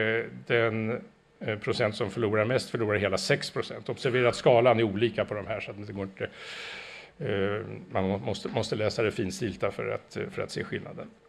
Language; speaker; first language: Swedish; native; Swedish